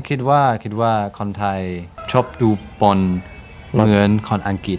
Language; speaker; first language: Thai; non-native, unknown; English